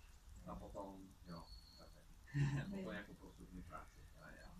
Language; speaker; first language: Czech; non-native, learner; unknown